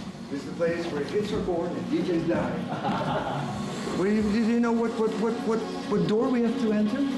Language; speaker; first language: English; non-native, fluent; Dutch